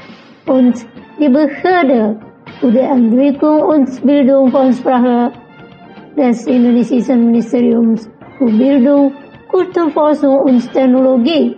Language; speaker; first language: German; non-native, fluent; Indonesian